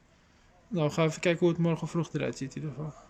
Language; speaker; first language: Dutch; native; Dutch